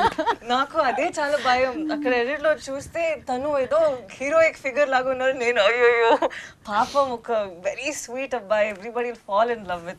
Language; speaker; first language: Telugu; non-native, learner; Tamil